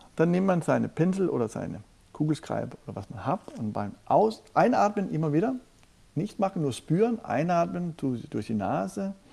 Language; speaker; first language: German; non-native, fluent; Danish